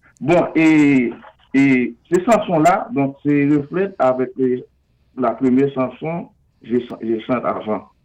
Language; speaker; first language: French; non-native, local second language; Haitian Creole